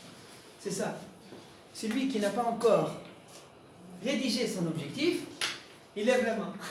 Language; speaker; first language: French; non-native, local second language; Arabic